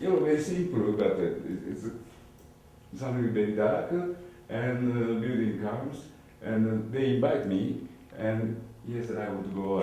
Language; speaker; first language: English; non-native, learner; Japanese